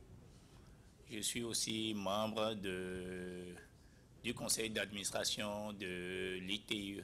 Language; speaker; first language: French; non-native, local second language; Ewe